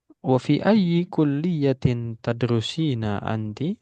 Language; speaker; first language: Arabic; non-native, fluent; Indonesian